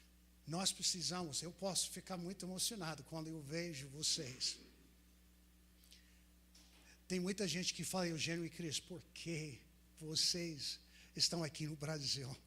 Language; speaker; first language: Portuguese; non-native, fluent; English